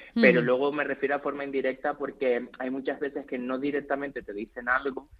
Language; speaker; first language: Spanish; native; Spanish